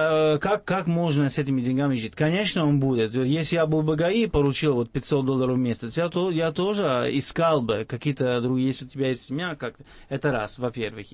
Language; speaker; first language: Russian; non-native, fluent; Italian